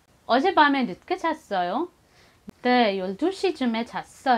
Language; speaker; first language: Korean; non-native, fluent; Filipino